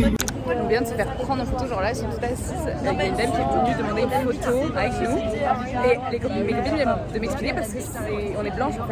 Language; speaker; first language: French; native; French